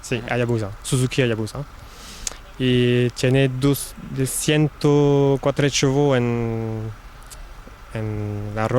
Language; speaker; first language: Spanish; early bilingual, heritage; French